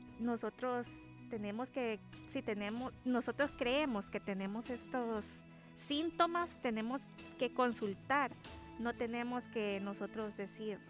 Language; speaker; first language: Spanish; native; Spanish